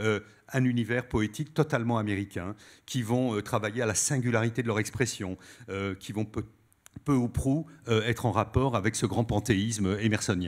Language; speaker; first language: French; native; French